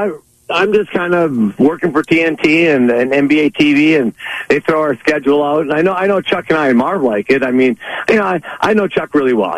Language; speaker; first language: English; native; English